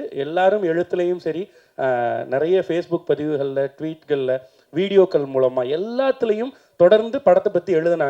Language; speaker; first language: Tamil; native; Tamil